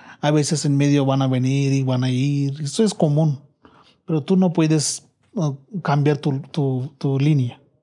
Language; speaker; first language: Spanish; non-native, learner; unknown